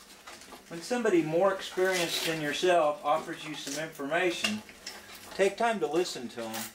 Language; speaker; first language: English; native; English